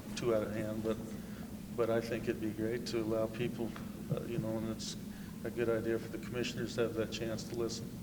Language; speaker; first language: English; native; English